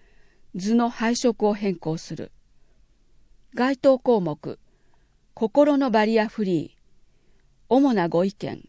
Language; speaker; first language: Japanese; native; Japanese